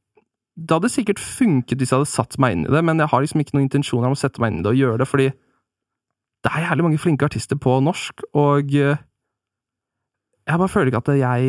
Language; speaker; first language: Norwegian; native; Norwegian